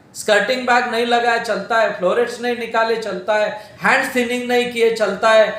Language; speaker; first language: Hindi; non-native, local second language; Marathi